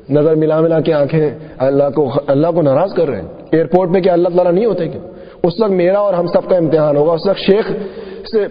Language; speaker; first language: Urdu; non-native, local second language; Sindhi